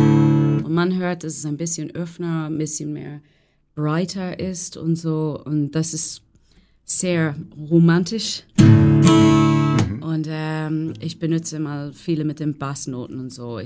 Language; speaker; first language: German; non-native, learner; English